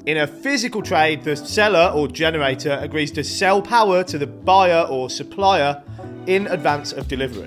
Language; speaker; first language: English; native; English